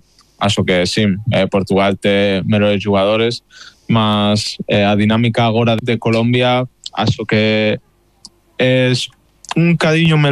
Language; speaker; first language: Portuguese; non-native, fluent; Spanish